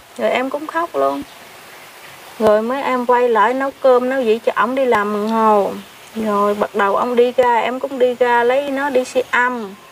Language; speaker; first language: Vietnamese; non-native, local second language; Khmer